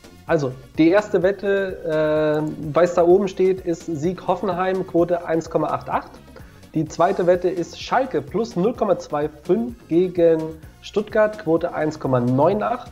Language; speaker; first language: German; native; German